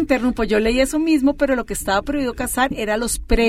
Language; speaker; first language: Spanish; native; Spanish